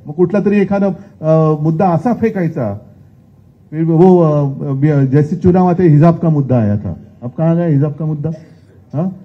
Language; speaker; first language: Hindi; non-native, local second language; Marathi